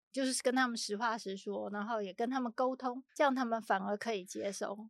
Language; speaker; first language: Chinese; native; Chinese